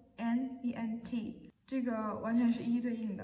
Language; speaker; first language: Chinese; native; Chinese